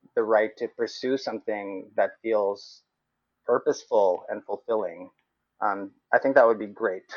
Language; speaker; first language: English; non-native, local second language; Cebuano